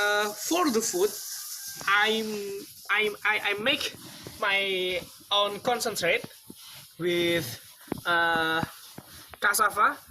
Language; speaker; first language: English; non-native, fluent; Indonesian